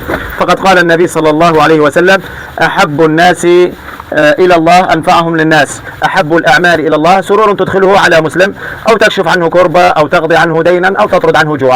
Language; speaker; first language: Arabic; native; Arabic